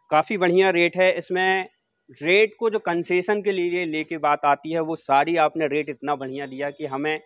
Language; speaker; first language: Hindi; native; Hindi